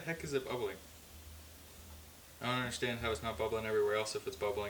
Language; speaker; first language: English; native; English